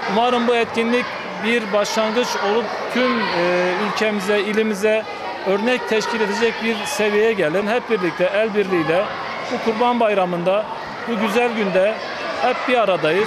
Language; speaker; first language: Turkish; native; Turkish